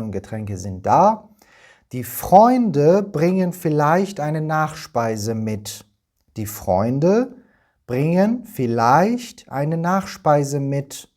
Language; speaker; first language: German; non-native, fluent; Persian